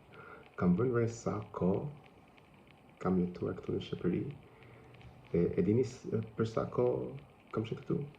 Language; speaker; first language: Albanian; non-native, learner; English